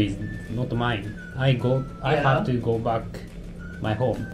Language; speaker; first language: English; non-native, learner; Japanese